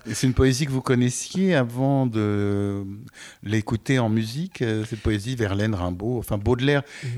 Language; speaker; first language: French; native; French